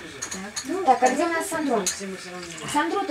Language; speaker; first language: Russian; native; Russian